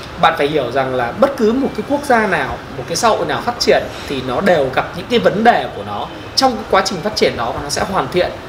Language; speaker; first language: Vietnamese; native; Vietnamese